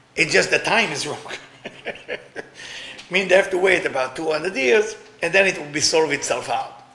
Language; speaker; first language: English; non-native, fluent; Hebrew